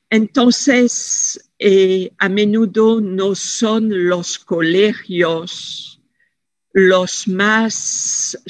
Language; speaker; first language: Spanish; non-native, fluent; French